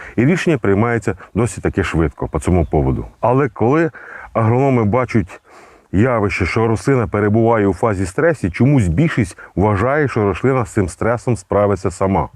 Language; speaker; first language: Ukrainian; native; Ukrainian